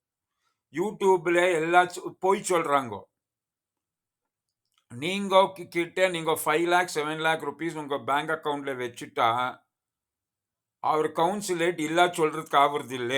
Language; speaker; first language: Tamil; non-native, learner; Kannada